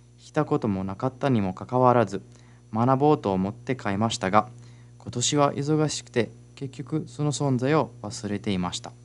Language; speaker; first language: Japanese; non-native, fluent; Italian